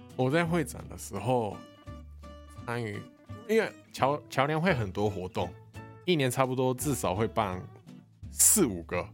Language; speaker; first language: Chinese; non-native, fluent; Japanese